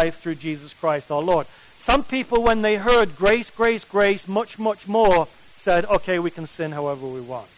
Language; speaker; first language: English; native; English